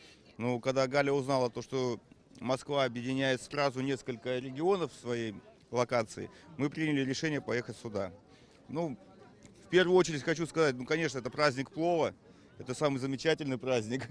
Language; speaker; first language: Russian; native; Russian